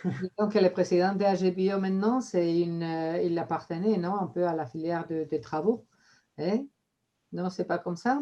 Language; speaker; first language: French; non-native, fluent; Spanish